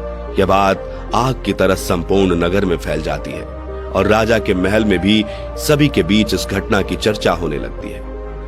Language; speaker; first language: Hindi; native; Hindi